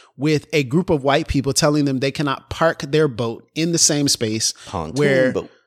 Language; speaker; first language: English; native; English